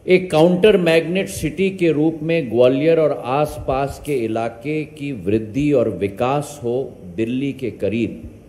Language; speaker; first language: Hindi; native; Hindi